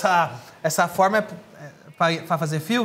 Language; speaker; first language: Portuguese; native; Portuguese